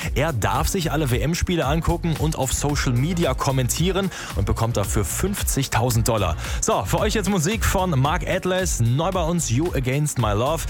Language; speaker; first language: German; native; German